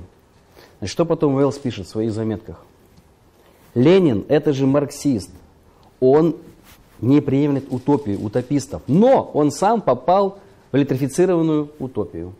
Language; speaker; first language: Russian; native; Russian